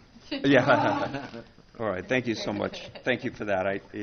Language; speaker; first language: English; native; English